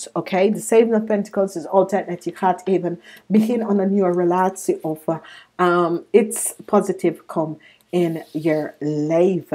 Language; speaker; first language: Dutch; non-native, learner; English